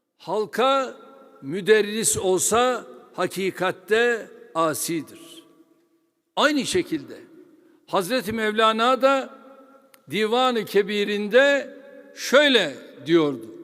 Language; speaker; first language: Turkish; native; Turkish